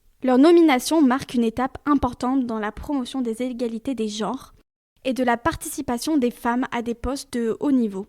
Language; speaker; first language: French; native; French